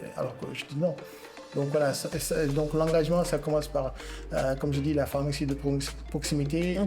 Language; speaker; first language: French; non-native, local second language; Wolof